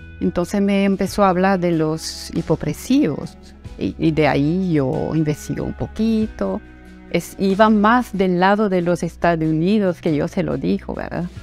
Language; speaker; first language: Spanish; non-native, fluent; Italian